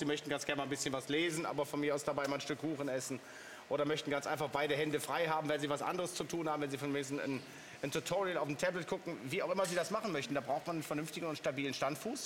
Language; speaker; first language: German; native; German